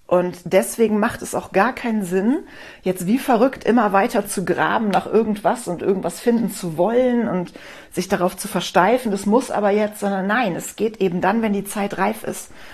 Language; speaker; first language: German; native; German